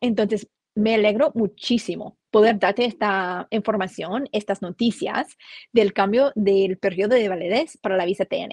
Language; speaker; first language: Spanish; non-native, fluent; English